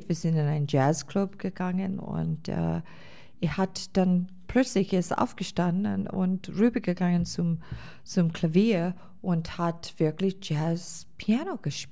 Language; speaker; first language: German; non-native, fluent; English